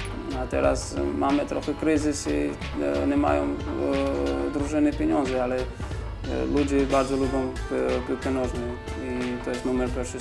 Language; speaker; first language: Polish; non-native, fluent; Georgian